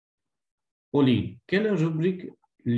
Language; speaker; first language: French; non-native, fluent; Hindi